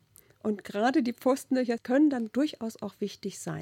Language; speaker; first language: German; native; German